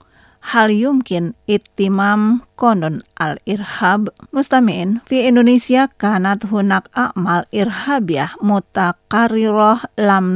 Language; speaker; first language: Arabic; non-native, fluent; Indonesian